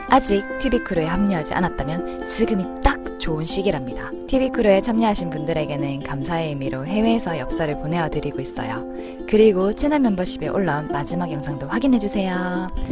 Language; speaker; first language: Korean; native; Korean